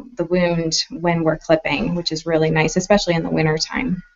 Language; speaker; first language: English; native; English